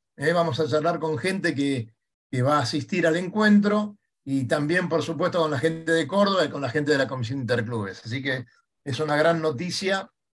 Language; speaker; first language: Spanish; native; Spanish